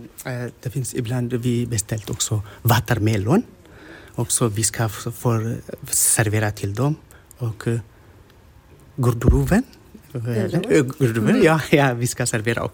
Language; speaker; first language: Swedish; non-native, learner; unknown